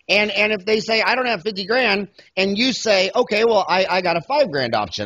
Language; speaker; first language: English; native; English